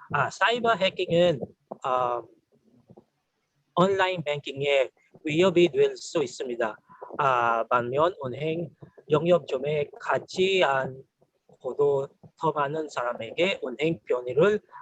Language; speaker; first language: Korean; non-native, fluent; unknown